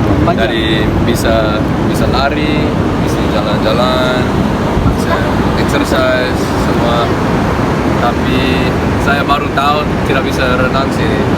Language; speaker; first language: Indonesian; non-native, learner; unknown